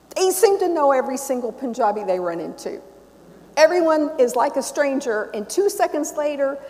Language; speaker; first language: English; native; English